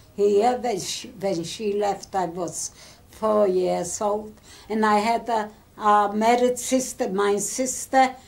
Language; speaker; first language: English; early bilingual, other home language; Polish